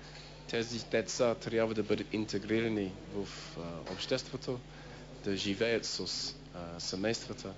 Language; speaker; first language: Bulgarian; non-native, fluent; English